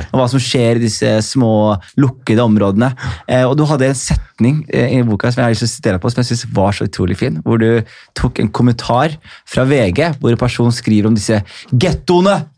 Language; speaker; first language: Norwegian; early bilingual, other home language; Somali